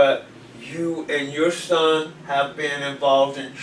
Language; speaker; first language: English; native; English